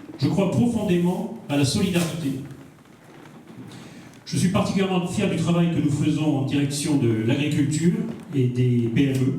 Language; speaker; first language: French; native; French